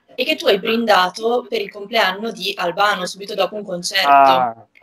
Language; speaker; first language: Italian; non-native, fluent; Russian